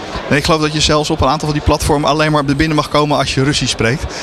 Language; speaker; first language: Dutch; native; Dutch